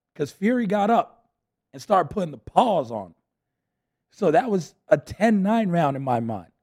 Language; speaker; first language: English; early bilingual, other home language; Spanish